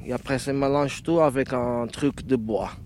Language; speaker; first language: French; non-native, learner; Portuguese